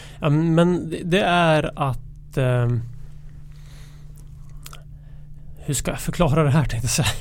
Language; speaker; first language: Swedish; native; Swedish